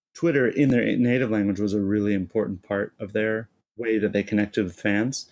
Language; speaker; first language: English; native; English